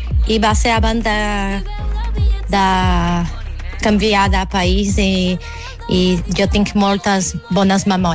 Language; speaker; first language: Catalan; non-native, fluent; Portuguese